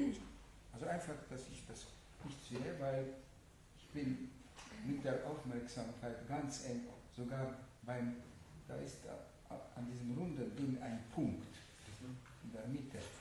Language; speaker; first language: German; non-native, fluent; Hungarian